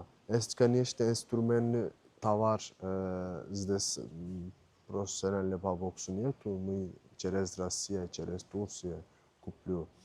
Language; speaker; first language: Russian; non-native, learner; Turkish